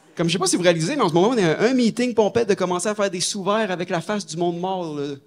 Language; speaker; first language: French; native; French